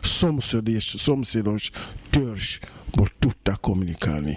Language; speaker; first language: Hungarian; non-native, fluent; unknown